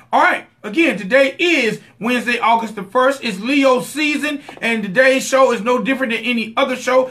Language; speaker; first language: English; native; English